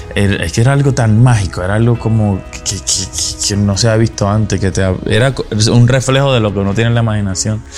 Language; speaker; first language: Spanish; native; Spanish